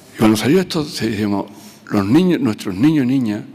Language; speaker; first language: Spanish; native; Spanish